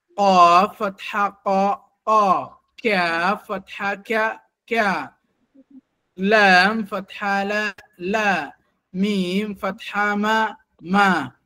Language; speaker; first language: Swahili; native; Swahili